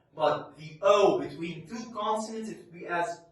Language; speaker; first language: English; non-native, fluent; Arabic